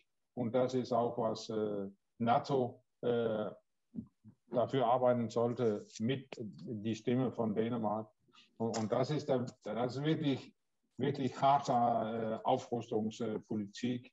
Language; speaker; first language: German; non-native, learner; Danish